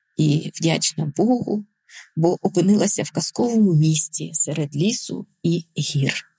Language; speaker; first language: Ukrainian; non-native, local second language; Russian